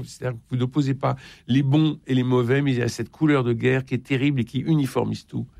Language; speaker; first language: French; native; French